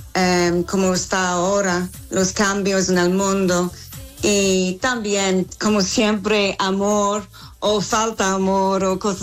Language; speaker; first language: Spanish; non-native, fluent; English